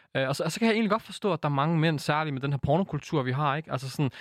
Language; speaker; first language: Danish; native; Danish